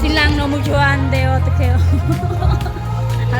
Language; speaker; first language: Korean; non-native, fluent; Khmer